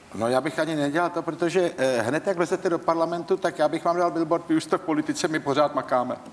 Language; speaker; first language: Czech; native; Czech